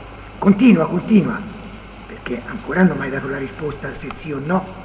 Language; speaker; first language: Italian; native; Italian